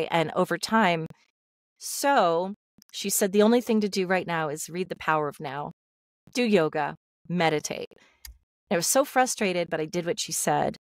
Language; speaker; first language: English; native; English